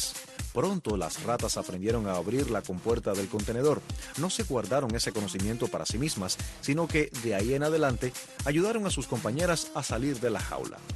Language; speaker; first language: Spanish; native; Spanish